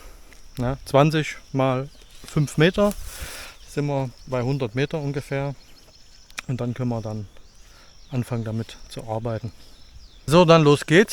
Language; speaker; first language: German; native; German